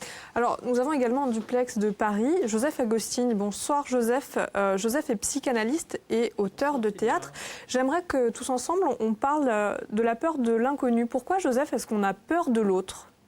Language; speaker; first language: French; native; French